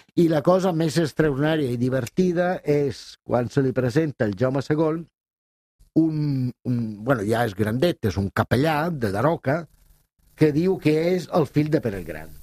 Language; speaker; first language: Catalan; non-native, fluent; Italian